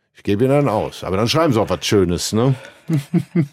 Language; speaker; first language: German; native; German